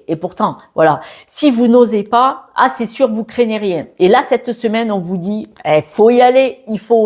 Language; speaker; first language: French; native; French